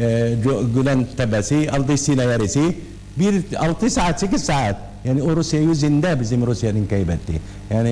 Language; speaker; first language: Turkish; non-native, learner; Arabic